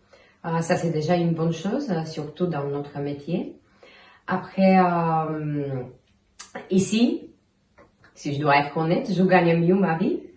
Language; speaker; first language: French; non-native, fluent; Bulgarian